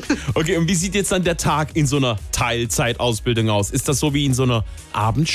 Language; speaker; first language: German; native; German